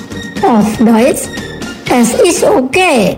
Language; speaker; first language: German; non-native, learner; Indonesian